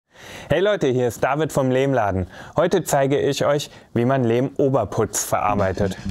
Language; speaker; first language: German; native; German